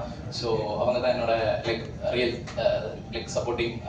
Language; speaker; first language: Tamil; non-native, fluent; Malayalam